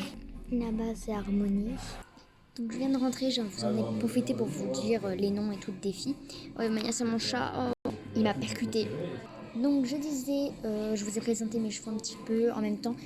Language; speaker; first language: French; native; French